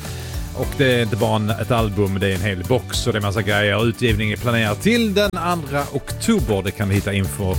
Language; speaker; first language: Swedish; native; Swedish